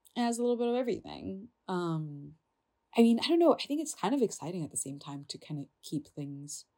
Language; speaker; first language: English; non-native, fluent; Indonesian